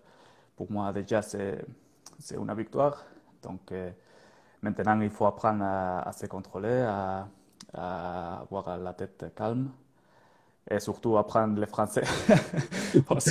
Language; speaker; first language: French; non-native, learner; Spanish